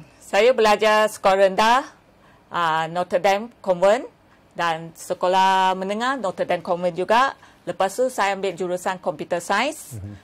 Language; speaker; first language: Malay; non-native, local second language; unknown